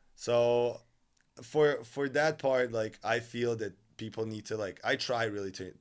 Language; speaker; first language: English; non-native, fluent; Serbian